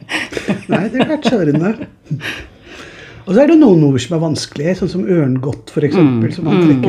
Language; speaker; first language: Norwegian; native; Norwegian